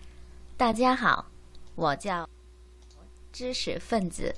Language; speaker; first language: Chinese; non-native, learner; Korean